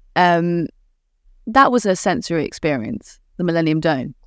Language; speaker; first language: English; early bilingual, other home language; Italian